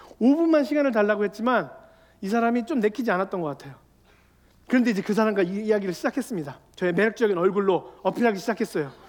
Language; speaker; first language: Korean; native; Korean